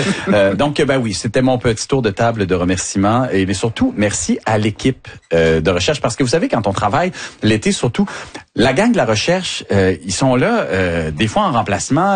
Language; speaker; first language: French; native; French